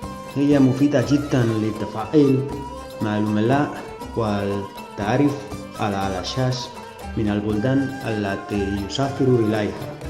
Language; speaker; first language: Arabic; non-native, learner; Spanish